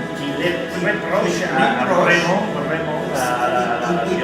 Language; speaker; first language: French; non-native, learner; Italian